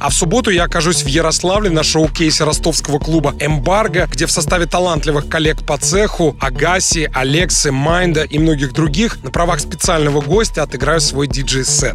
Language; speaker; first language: Russian; native; Russian